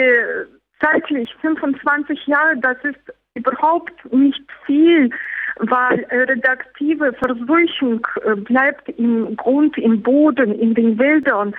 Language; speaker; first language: German; non-native, fluent; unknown